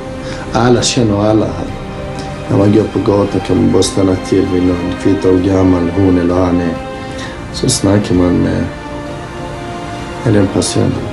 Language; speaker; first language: Swedish; early bilingual, other home language; Bosnian